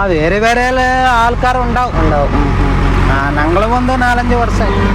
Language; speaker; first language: Malayalam; non-native, learner; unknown